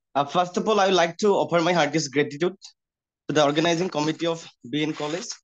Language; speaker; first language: English; non-native, local second language; Assamese